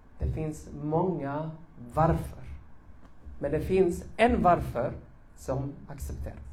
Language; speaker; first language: Swedish; early bilingual, other home language; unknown